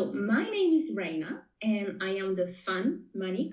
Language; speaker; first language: English; non-native, fluent; French